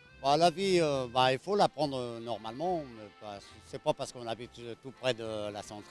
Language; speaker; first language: French; native; French